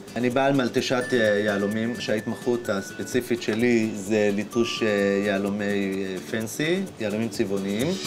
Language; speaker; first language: Hebrew; native; Hebrew